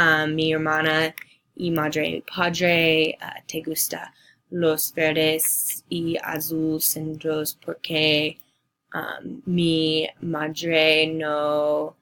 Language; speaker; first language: Spanish; non-native, learner; English